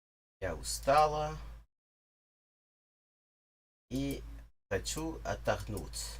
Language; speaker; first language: Russian; non-native, learner; English